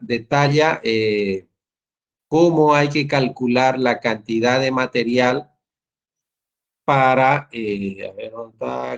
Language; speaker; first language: Spanish; native; Spanish